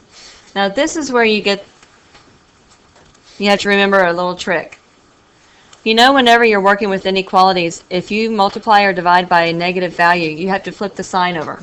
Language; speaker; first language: English; native; English